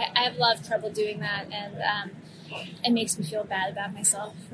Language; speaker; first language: English; native; English